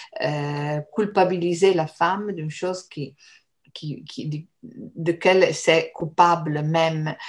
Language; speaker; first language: French; non-native, fluent; Italian